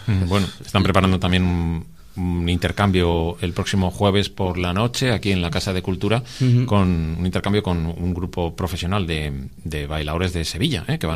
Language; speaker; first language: Spanish; native; Spanish